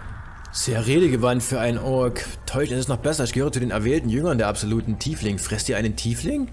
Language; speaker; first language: German; native; German